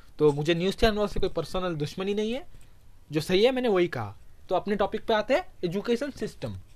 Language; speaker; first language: Hindi; non-native, local second language; Bangla